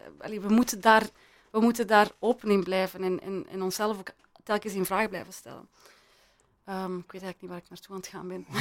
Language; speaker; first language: Dutch; early bilingual, other home language; Persian